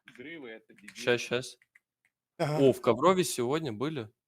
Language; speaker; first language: Russian; native; Russian